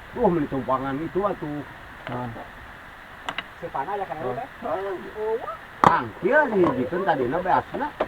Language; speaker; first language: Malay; non-native, local second language; Sundanese